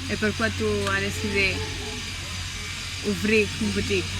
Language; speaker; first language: French; non-native, learner; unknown